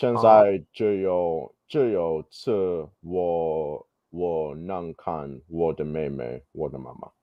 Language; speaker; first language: Chinese; non-native, learner; English